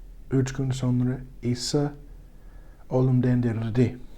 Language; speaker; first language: Turkish; non-native, learner; English